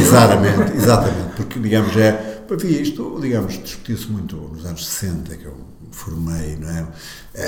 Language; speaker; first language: Portuguese; native; Portuguese